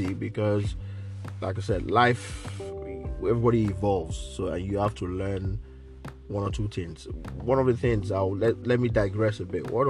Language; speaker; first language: English; non-native, local second language; Yoruba